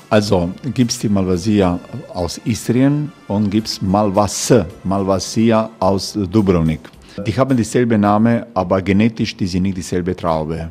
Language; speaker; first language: German; non-native, fluent; Croatian